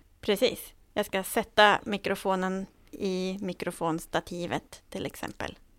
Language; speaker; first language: Swedish; native; Swedish